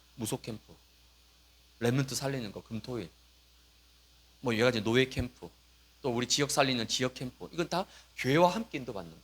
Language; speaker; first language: Korean; native; Korean